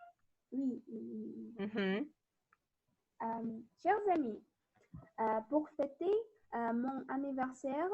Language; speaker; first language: French; non-native, learner; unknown